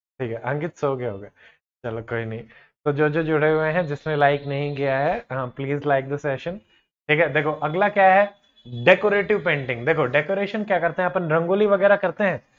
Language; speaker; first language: Hindi; native; Hindi